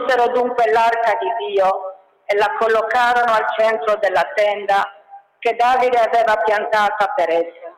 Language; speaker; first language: Italian; native; Italian